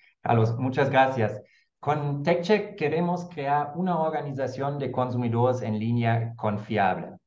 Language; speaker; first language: Spanish; non-native, fluent; German